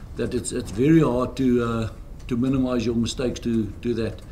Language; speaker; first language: English; non-native, local second language; Afrikaans